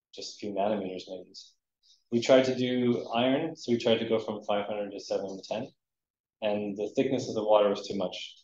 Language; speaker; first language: English; native; English